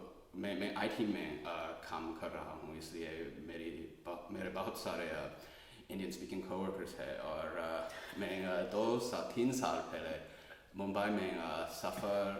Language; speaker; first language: Hindi; non-native, learner; English